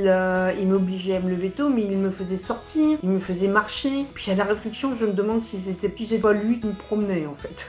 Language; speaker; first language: French; native; French